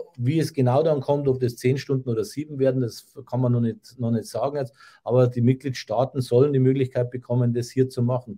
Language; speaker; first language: German; native; German